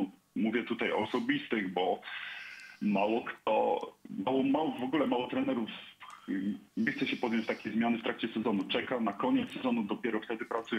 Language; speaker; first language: Polish; native; Polish